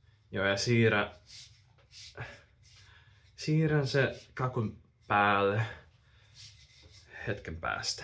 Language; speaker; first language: Finnish; non-native, fluent; Russian